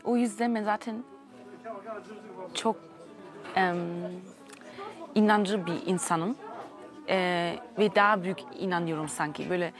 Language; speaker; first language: Turkish; early bilingual, heritage; German